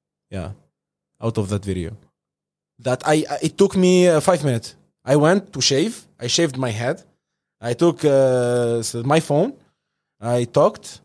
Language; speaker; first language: English; non-native, fluent; Arabic